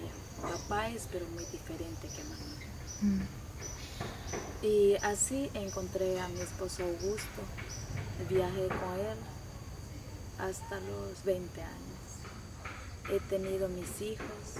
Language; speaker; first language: Spanish; non-native, local second language; Shipibo-Conibo